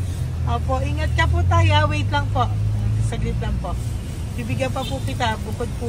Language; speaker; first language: Filipino; native; Filipino